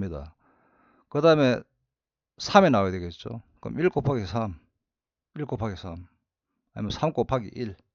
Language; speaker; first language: Korean; native; Korean